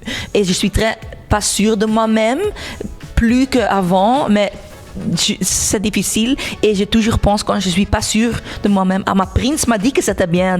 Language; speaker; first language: French; non-native, local second language; Dutch